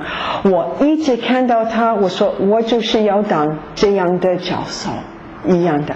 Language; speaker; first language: Chinese; non-native, fluent; English